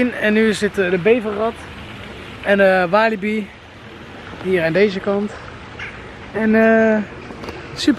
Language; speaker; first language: Dutch; native; Dutch